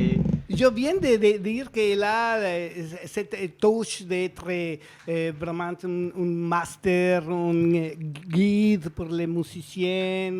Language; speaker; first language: French; non-native, learner; Spanish